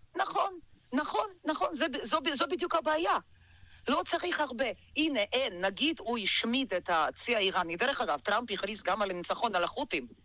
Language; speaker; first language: Hebrew; non-native, fluent; Georgian